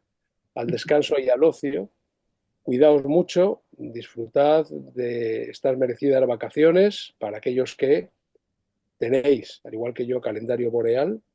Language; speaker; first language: Spanish; native; Spanish